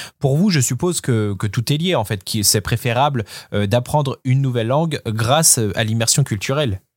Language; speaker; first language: French; native; French